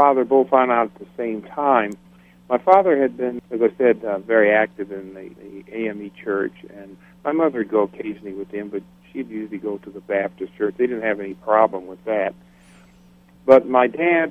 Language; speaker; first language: English; native; English